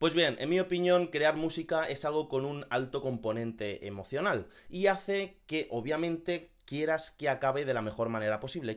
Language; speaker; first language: Spanish; native; Spanish